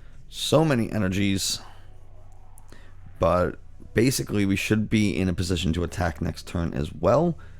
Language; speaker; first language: English; native; English